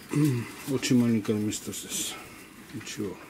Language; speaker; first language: Russian; non-native, local second language; Georgian